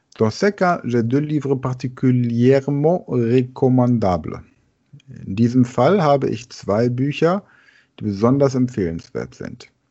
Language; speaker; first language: German; native; German